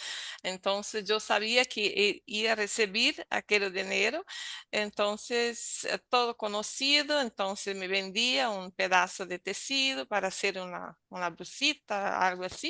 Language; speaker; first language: Spanish; non-native, learner; Portuguese